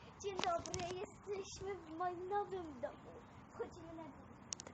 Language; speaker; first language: Polish; early bilingual, heritage; Polish